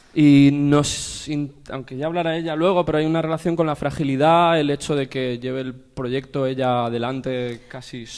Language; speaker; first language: Spanish; native; Spanish